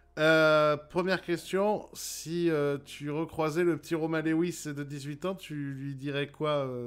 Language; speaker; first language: French; native; French